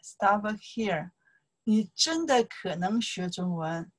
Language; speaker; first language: English; non-native, learner; Chinese